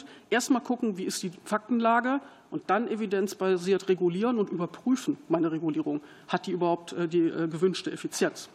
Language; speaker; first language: German; native; German